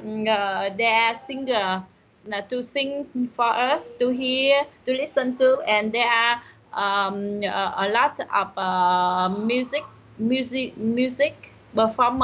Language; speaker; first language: English; non-native, learner; Vietnamese